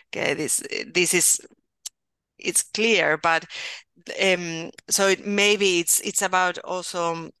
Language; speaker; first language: English; non-native, fluent; Spanish